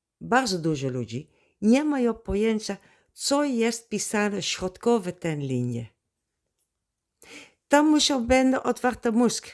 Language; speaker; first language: Polish; non-native, learner; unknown